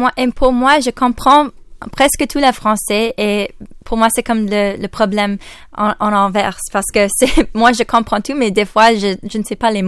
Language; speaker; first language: French; non-native, local second language; English